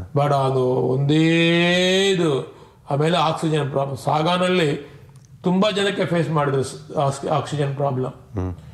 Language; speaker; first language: Kannada; non-native, local second language; Tibetan